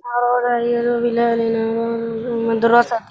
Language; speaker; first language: Arabic; non-native, learner; Bangla